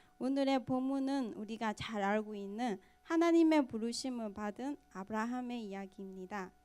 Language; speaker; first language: Korean; non-native, fluent; Burmese